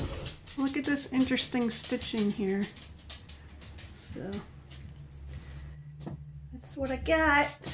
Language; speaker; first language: English; native; English